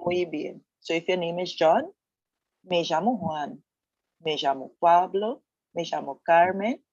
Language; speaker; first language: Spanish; non-native, fluent; English